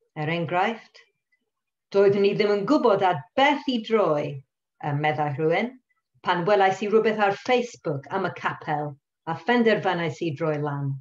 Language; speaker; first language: Welsh; non-native, local second language; English